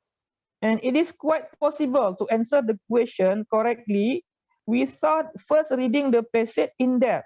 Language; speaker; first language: English; non-native, fluent; Indonesian